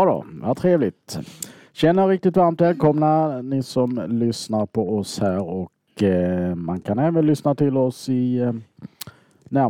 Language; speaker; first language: Swedish; native; Swedish